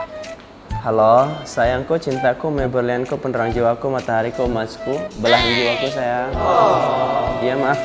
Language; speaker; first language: Indonesian; native; Indonesian